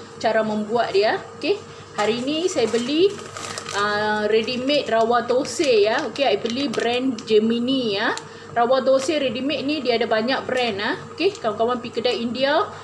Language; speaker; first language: Malay; non-native, local second language; Tamil